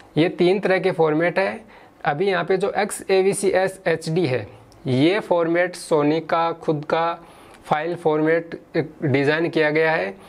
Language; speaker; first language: Hindi; native; Hindi